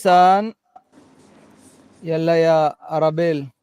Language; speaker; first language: Arabic; non-native, fluent; Filipino